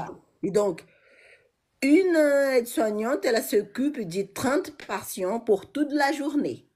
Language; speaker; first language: French; non-native, learner; Portuguese